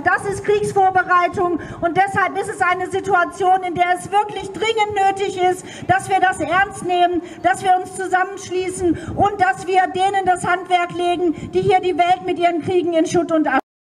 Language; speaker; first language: German; native; German